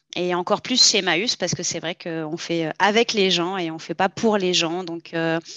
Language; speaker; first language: French; native; French